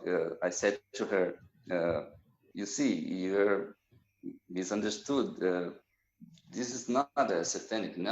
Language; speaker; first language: English; non-native, fluent; Portuguese